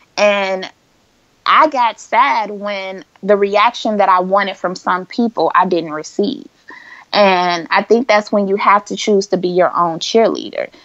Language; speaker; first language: English; native; English